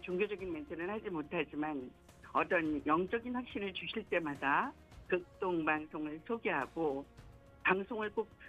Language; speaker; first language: Korean; native; Korean